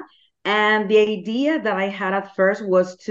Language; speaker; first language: English; non-native, fluent; Spanish